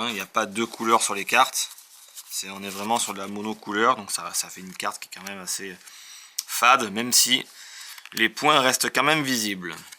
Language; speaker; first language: French; native; French